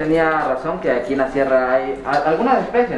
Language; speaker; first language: Spanish; native; Spanish